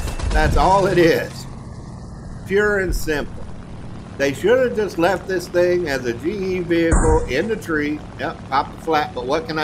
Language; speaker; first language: English; native; English